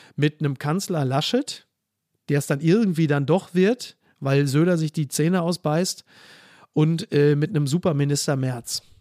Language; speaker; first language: German; native; German